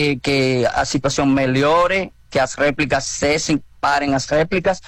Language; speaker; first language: Portuguese; non-native, learner; Spanish